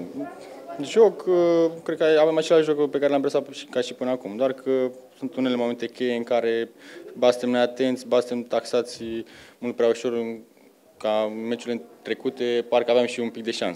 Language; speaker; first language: Romanian; native; Romanian